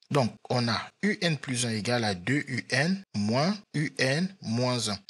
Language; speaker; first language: French; native; French